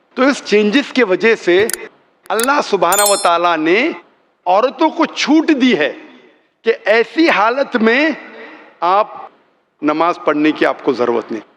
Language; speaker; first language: Urdu; non-native, local second language; Konkani